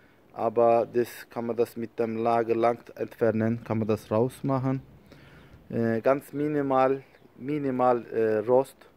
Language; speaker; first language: German; non-native, learner; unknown